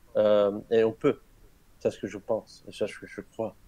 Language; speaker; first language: French; non-native, learner; Arabic